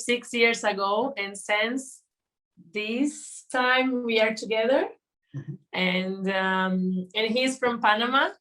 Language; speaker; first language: English; non-native, learner; Portuguese